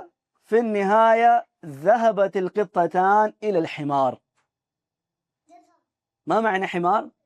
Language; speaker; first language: Arabic; non-native, fluent; Urdu